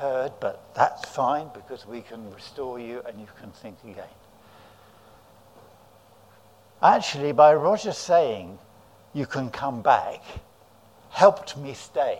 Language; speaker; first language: English; native; English